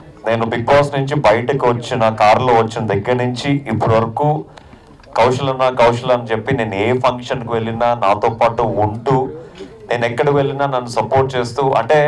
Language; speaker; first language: Telugu; native; Telugu